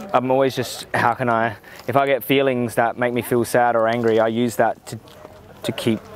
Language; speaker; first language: English; native; English